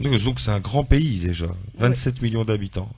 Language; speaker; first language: French; native; French